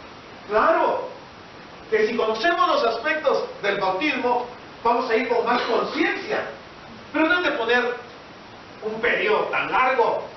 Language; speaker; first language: Spanish; native; Spanish